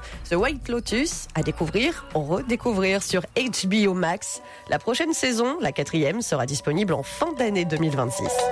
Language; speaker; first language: French; native; French